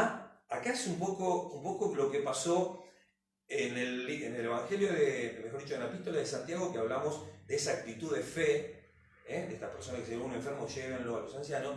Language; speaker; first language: Spanish; native; Spanish